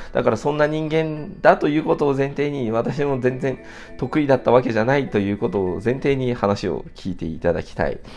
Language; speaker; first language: Japanese; native; Japanese